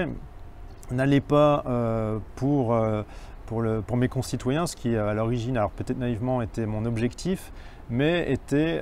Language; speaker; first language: French; native; French